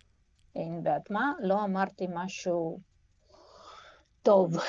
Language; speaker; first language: Hebrew; non-native, fluent; Russian